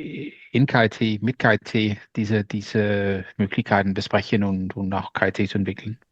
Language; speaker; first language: German; non-native, learner; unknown